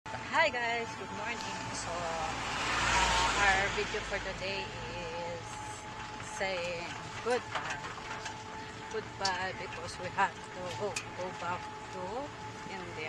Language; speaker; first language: English; non-native, local second language; Filipino